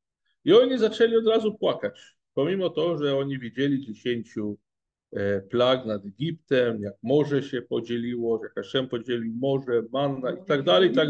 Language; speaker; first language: Polish; non-native, fluent; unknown